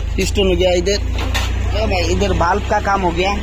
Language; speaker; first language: Hindi; non-native, local second language; Bangla